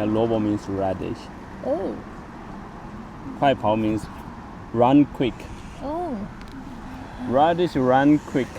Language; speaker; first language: English; non-native, learner; Chinese